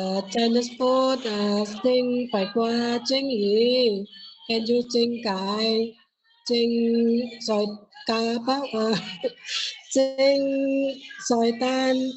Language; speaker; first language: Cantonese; non-native, learner; Indonesian